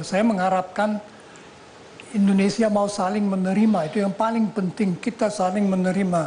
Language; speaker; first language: Indonesian; non-native, fluent; German